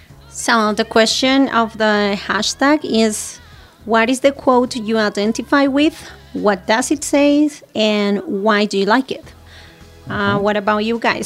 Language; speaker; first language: English; non-native, fluent; Spanish